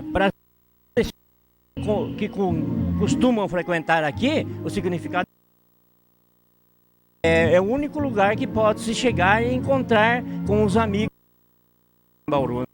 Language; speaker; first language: Portuguese; early bilingual, other home language; Japanese